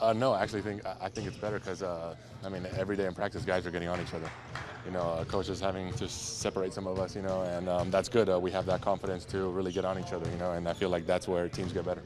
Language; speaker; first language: English; non-native, fluent; Lithuanian